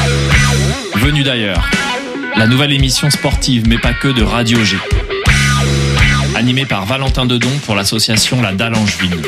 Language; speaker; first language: French; native; French